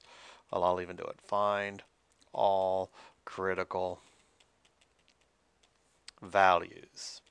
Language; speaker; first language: English; native; English